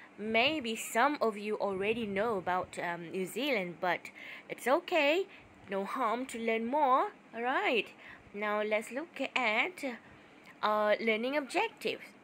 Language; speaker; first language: English; non-native, local second language; Malay